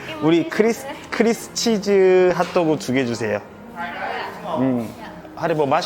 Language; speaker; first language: Korean; native; Korean